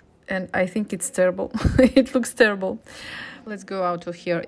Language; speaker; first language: English; non-native, learner; Russian